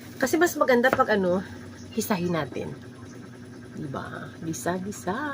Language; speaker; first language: Filipino; native; Filipino